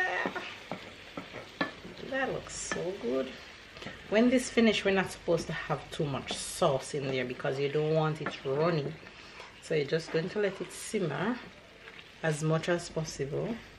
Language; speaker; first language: English; native; English